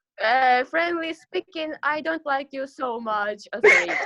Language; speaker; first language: English; non-native, learner; Ukrainian